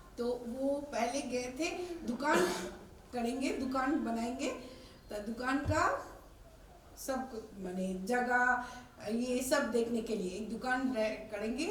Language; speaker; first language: Hindi; non-native, local second language; Bangla